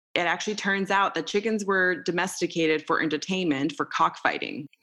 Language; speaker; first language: English; early bilingual, other home language; Romanian